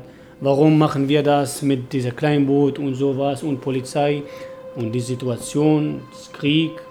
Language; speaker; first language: German; non-native, learner; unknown